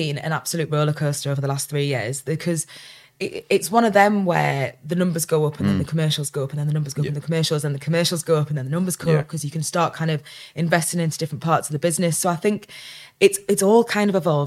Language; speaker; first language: English; native; English